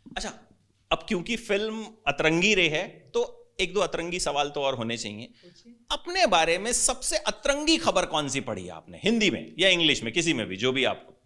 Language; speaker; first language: Hindi; native; Hindi